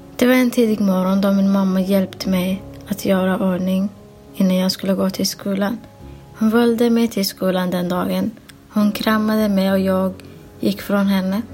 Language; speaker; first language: Swedish; early bilingual, other home language; Somali